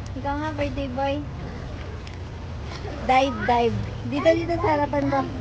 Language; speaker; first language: Filipino; native; Filipino